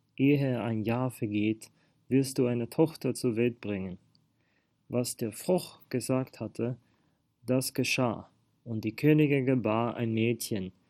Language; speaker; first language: German; non-native, fluent; Swedish